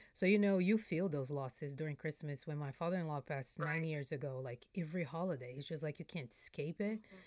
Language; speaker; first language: English; non-native, fluent; Portuguese